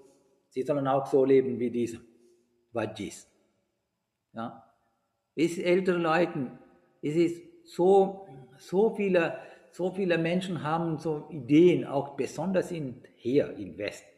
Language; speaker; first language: German; non-native, fluent; Sinhala